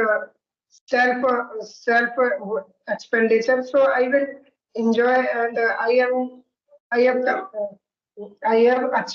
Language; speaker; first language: English; non-native, learner; Hindi